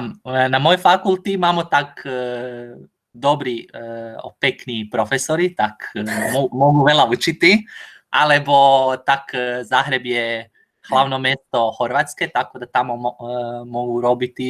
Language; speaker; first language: Slovak; non-native, learner; Croatian